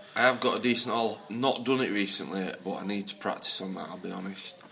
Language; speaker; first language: English; native; English